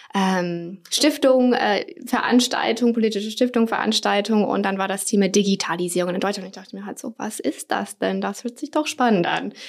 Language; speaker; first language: German; non-native, fluent; English